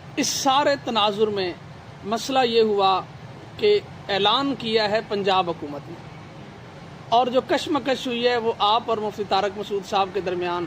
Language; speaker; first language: Urdu; non-native, local second language; Punjabi